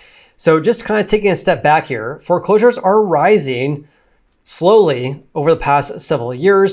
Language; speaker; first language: English; native; English